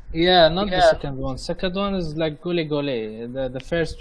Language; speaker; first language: English; non-native, fluent; Arabic